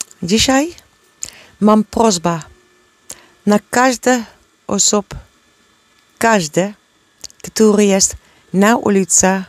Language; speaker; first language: Polish; non-native, learner; Dutch